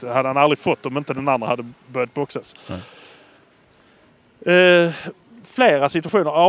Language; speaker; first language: Swedish; native; Swedish